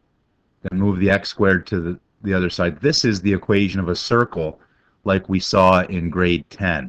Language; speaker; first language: English; native; English